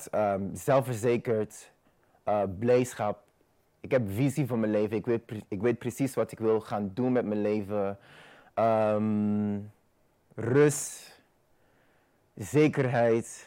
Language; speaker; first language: Dutch; non-native, fluent; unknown